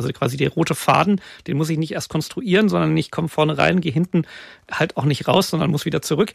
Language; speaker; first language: German; native; German